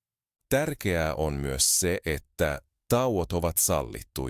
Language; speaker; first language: Finnish; non-native, fluent; Spanish